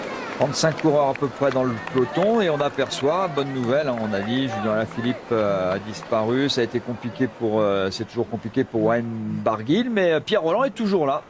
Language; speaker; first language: French; native; French